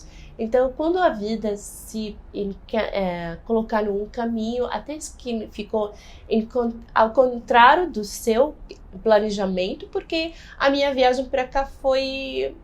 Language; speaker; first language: Portuguese; non-native, fluent; Arabic